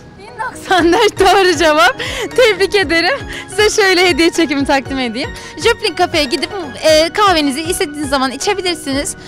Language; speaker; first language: Turkish; native; Turkish